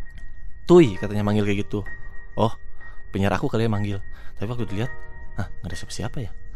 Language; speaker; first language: Indonesian; native; Indonesian